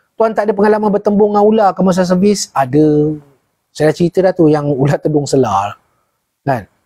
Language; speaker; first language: Malay; native; Malay